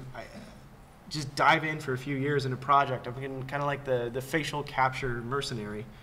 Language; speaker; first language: English; native; English